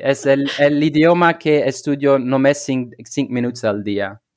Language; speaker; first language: Catalan; non-native, learner; Dutch